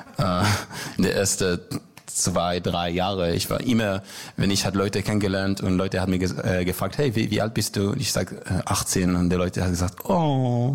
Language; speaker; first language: German; non-native, learner; Hebrew